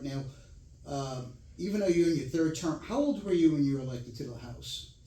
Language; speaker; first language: English; native; English